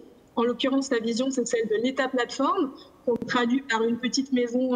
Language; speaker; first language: French; native; French